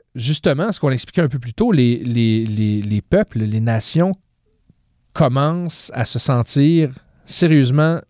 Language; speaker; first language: French; native; French